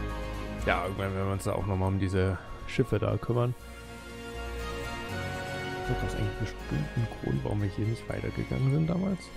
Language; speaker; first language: German; native; German